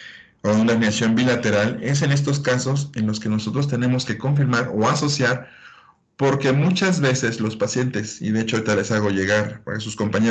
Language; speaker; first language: Spanish; native; Spanish